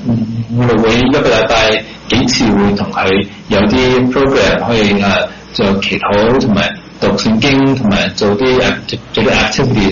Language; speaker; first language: Chinese; early bilingual, heritage; Cantonese